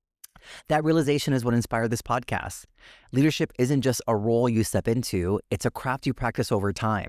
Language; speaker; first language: English; native; English